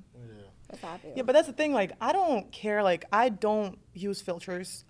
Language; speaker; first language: English; non-native, fluent; Russian